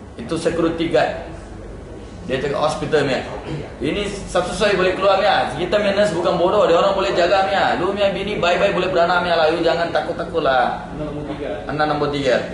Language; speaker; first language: Malay; non-native, local second language; Tamil